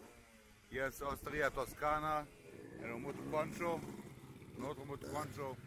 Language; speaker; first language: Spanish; non-native, learner; German